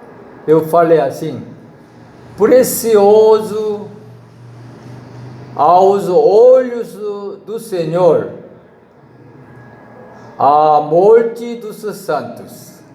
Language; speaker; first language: Portuguese; non-native, learner; Korean